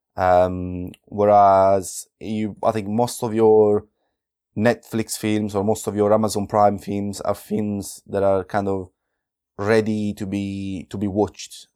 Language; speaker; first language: English; non-native, fluent; Italian